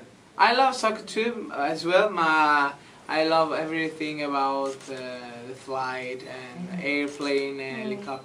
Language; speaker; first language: English; non-native, learner; Italian